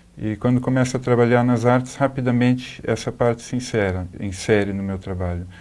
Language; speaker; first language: Portuguese; native; Portuguese